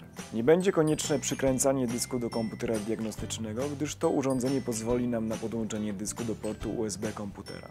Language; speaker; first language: Polish; native; Polish